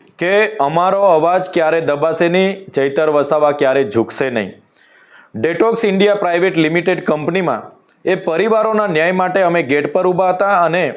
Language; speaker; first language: Gujarati; non-native, local second language; Vasavi